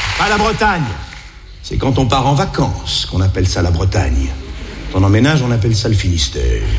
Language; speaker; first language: French; native; French